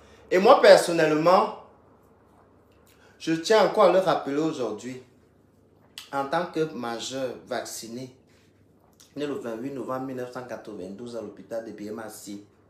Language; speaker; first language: French; native; French